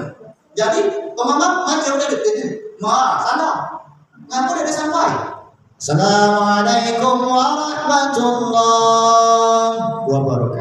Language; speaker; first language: Malay; native; Malay